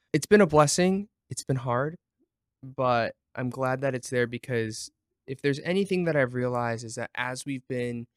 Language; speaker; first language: English; native; English